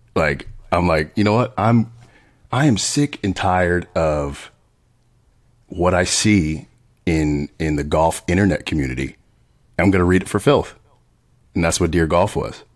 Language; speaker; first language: English; native; English